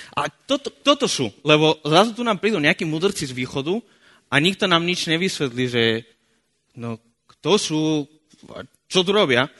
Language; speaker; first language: Slovak; non-native, fluent; Spanish